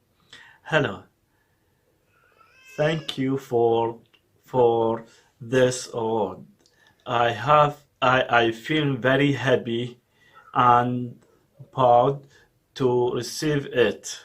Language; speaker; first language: English; non-native, learner; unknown